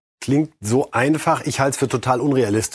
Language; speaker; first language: German; native; German